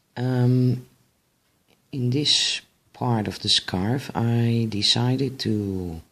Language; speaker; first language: English; non-native, fluent; Dutch